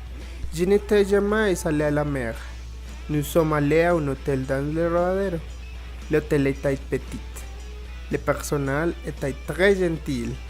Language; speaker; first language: French; non-native, learner; Spanish